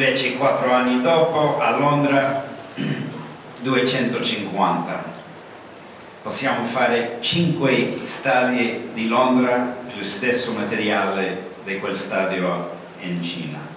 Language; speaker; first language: Italian; non-native, learner; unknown